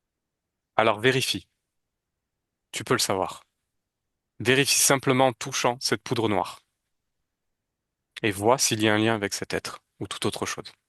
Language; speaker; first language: French; native; French